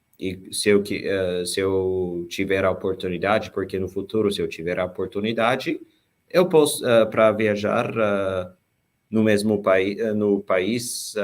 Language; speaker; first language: Portuguese; non-native, fluent; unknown